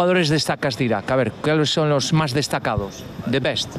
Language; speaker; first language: Spanish; native; Spanish